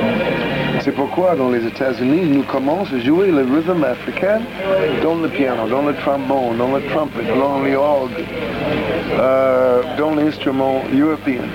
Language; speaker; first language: French; non-native, learner; English